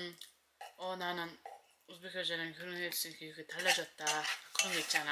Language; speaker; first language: Korean; non-native, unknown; Uzbek